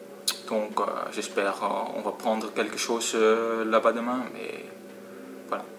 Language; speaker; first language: French; non-native, fluent; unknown